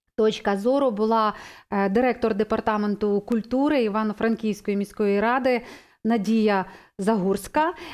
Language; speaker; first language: Ukrainian; native; Ukrainian